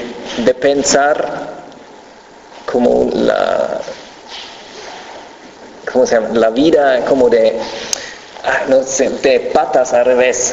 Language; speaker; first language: Spanish; non-native, fluent; German